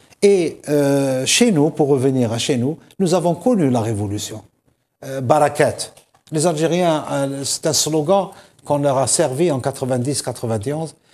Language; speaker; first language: French; non-native, local second language; Kabyle